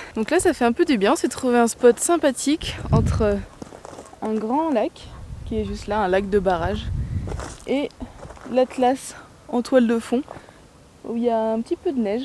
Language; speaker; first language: French; native; French